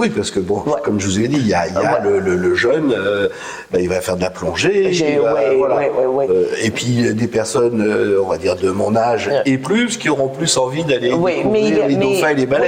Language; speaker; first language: French; native; French